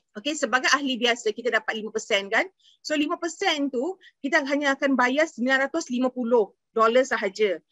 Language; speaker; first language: Malay; native; Malay